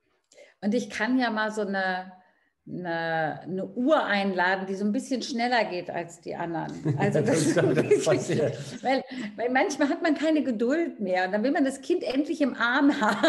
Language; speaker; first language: German; native; German